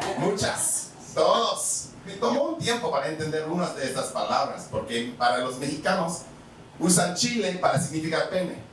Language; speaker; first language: Spanish; non-native, fluent; English